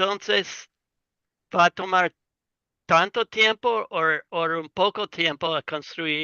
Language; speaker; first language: Spanish; non-native, learner; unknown